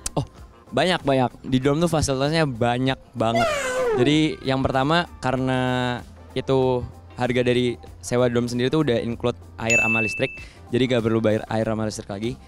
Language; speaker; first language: Indonesian; native; Indonesian